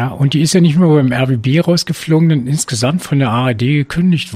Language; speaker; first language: German; native; German